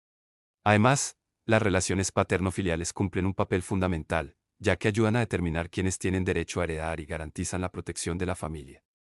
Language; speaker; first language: Spanish; native; Spanish